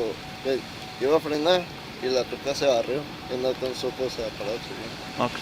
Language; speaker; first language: Spanish; native; Spanish